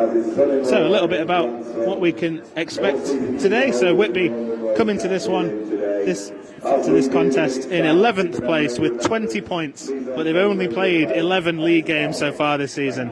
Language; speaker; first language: English; native; English